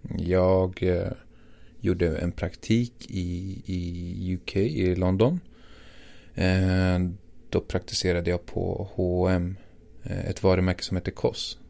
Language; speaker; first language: Swedish; early bilingual, other home language; Assyrian Neo-Aramaic